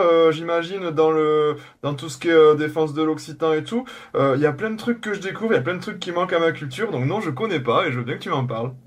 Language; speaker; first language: French; native; French